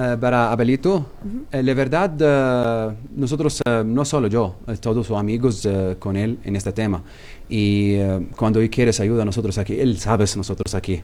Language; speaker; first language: Spanish; non-native, learner; Arabic